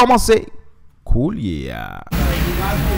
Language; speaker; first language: French; non-native, local second language; Haitian Creole